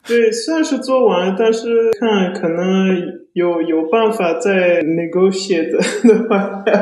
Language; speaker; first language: Chinese; early bilingual, heritage; Chinese